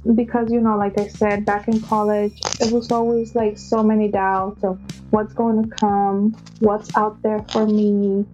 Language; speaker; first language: English; early bilingual, other home language; Spanish